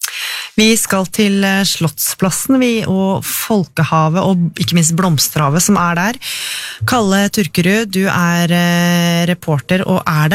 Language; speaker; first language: Norwegian; native; Norwegian